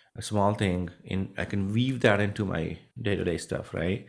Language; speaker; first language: English; non-native, local second language; Punjabi